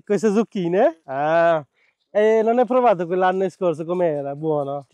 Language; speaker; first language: Italian; non-native, learner; Bangla